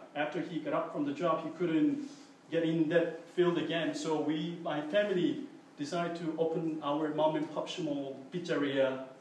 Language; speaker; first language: English; non-native, fluent; Korean